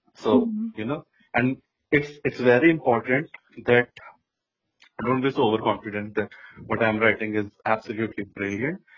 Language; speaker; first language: English; non-native, local second language; Hindi